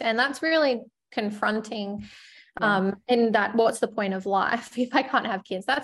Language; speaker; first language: English; native; English